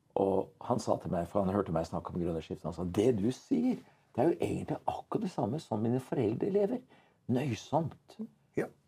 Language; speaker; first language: Norwegian; native; Norwegian